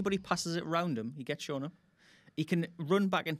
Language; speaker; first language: English; native; English